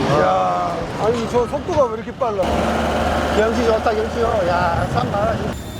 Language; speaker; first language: Korean; native; Korean